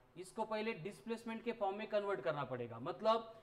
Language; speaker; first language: Hindi; non-native, local second language; Marathi